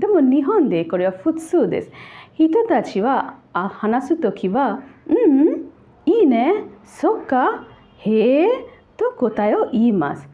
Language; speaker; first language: Japanese; non-native, learner; Bangla